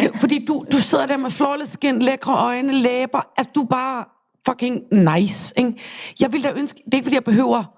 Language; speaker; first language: Danish; native; Danish